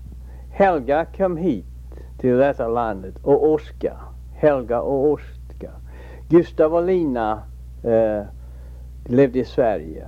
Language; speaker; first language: Swedish; early bilingual, heritage; Swedish